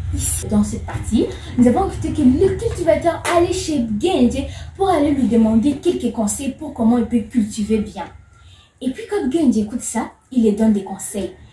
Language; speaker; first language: French; non-native, local second language; Kinyarwanda